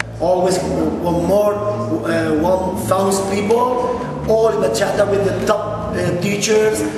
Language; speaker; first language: English; non-native, local second language; Spanish